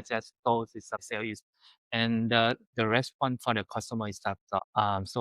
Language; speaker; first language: English; non-native, learner; Thai